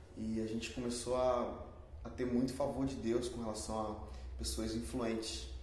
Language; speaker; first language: Portuguese; early bilingual, other home language; Spanish